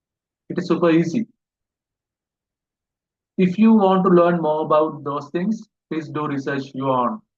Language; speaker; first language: English; non-native, local second language; Sinhala